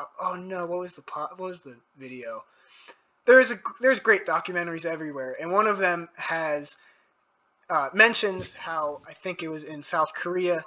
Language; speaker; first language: English; native; English